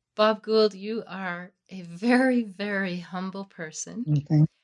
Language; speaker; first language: English; native; English